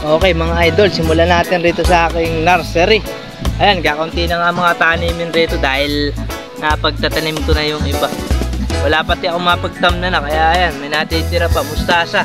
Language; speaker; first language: Filipino; native; Filipino